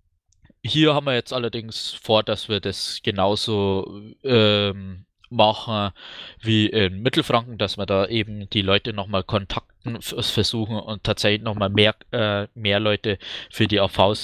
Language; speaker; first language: German; native; German